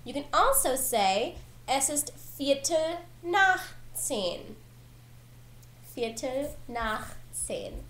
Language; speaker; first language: German; non-native, learner; English